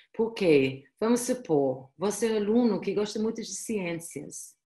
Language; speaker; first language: Portuguese; non-native, fluent; English